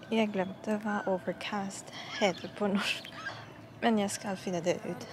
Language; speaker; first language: Norwegian; non-native, learner; Filipino